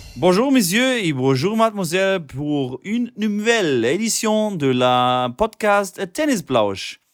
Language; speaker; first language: French; non-native, learner; German